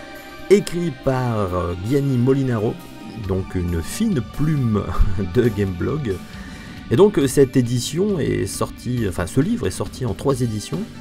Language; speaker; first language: French; native; French